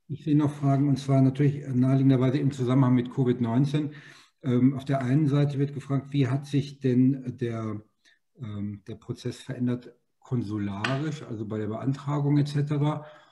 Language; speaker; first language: German; native; German